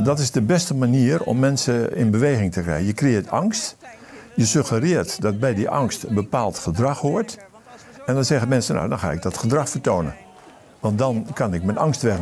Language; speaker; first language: Dutch; native; Dutch